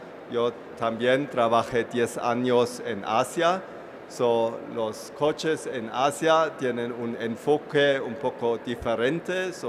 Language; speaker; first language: Spanish; non-native, fluent; German